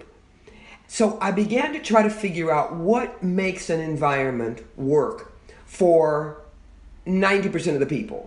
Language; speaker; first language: English; native; English